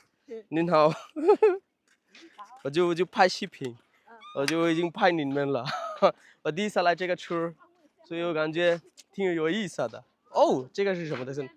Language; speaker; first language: Chinese; non-native, fluent; Bangla